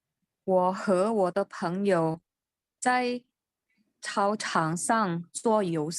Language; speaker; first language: Chinese; non-native, learner; Indonesian